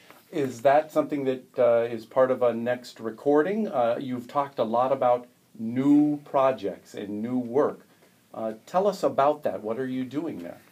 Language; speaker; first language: English; native; English